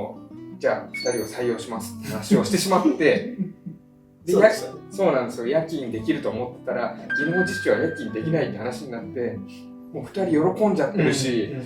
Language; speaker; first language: Japanese; native; Japanese